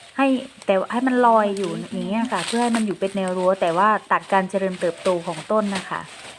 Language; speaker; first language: Thai; non-native, local second language; Northern Khmer